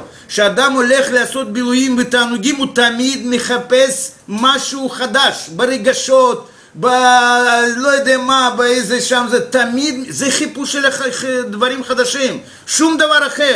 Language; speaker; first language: Hebrew; non-native, fluent; Russian